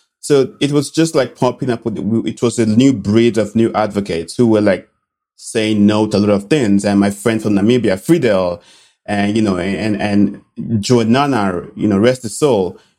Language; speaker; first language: English; non-native, local second language; Bini